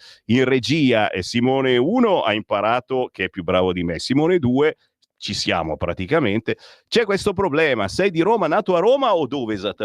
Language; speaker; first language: Italian; native; Italian